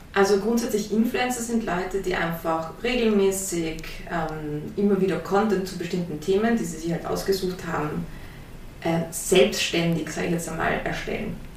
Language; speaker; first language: German; early bilingual, heritage; German